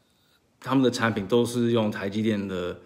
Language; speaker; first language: Chinese; early bilingual, heritage; Chinese